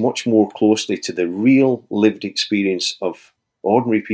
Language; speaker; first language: English; native; English